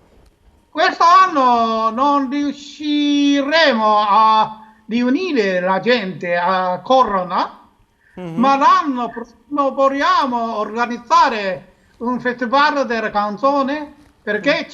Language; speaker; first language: Italian; non-native, learner; Japanese